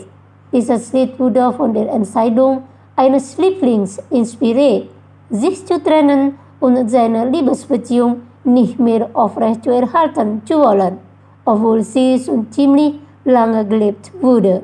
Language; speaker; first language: German; non-native, fluent; Indonesian